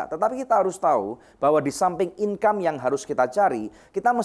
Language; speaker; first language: Indonesian; native; Indonesian